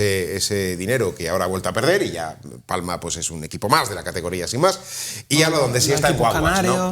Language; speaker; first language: Spanish; native; Spanish